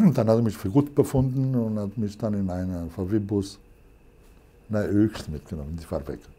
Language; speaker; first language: German; non-native, fluent; Italian